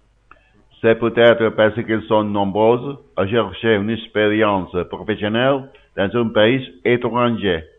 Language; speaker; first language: French; non-native, learner; Spanish